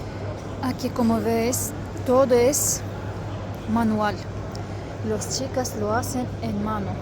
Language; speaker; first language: Spanish; non-native, learner; Turkmen